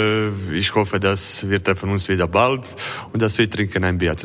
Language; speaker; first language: German; non-native, learner; Croatian